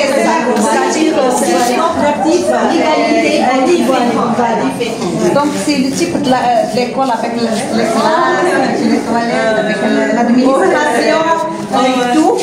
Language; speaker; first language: French; non-native, local second language; Arabic